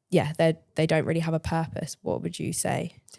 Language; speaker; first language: English; native; English